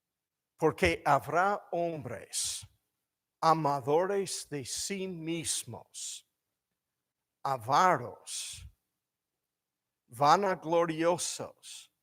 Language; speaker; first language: Spanish; non-native, fluent; English